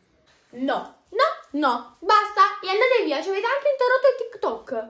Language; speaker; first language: Italian; native; Italian